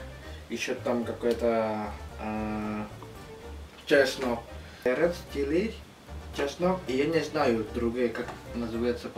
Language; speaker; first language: Russian; non-native, learner; Indonesian